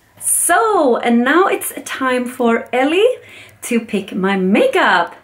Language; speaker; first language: English; non-native, fluent; Swedish